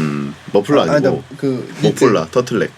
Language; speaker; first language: Korean; native; Korean